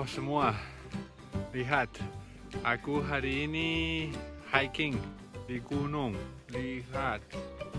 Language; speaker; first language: Indonesian; non-native, learner; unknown